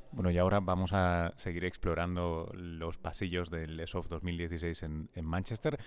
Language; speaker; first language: Spanish; native; Spanish